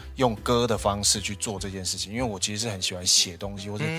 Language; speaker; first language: Chinese; non-native, local second language; Hakka Chinese